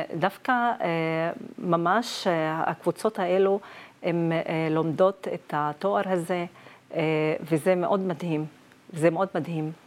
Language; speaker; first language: Hebrew; non-native, local second language; Arabic